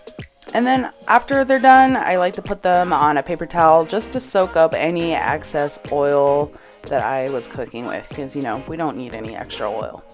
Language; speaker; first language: English; native; English